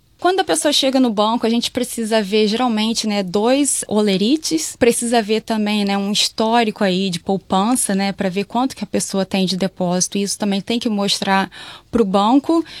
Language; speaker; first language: Portuguese; native; Portuguese